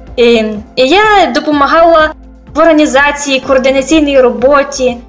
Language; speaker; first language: Ukrainian; native; Ukrainian